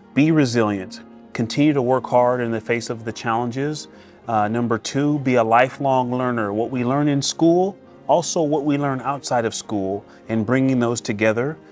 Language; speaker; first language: English; native; English